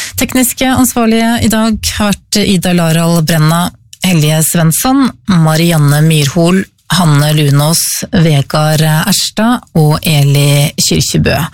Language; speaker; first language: Norwegian; native; Norwegian